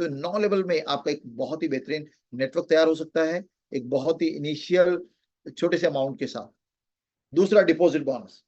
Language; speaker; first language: Hindi; native; Hindi